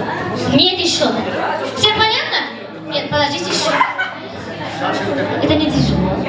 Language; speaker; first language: Russian; non-native, local second language; Uzbek